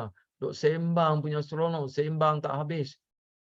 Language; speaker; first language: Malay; non-native, local second language; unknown